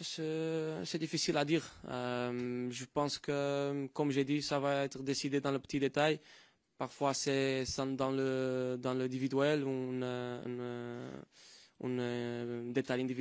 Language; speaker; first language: French; non-native, fluent; Portuguese